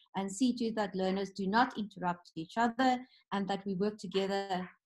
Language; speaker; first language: English; non-native, local second language; Afrikaans